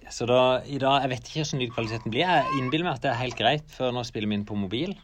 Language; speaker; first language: Norwegian; native; Norwegian